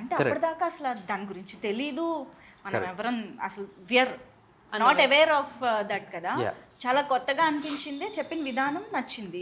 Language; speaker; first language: Telugu; native; Telugu